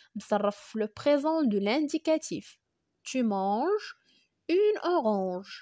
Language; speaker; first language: French; non-native, local second language; Arabic